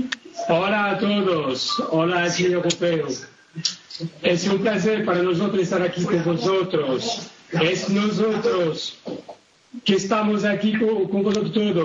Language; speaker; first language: Spanish; non-native, fluent; Italian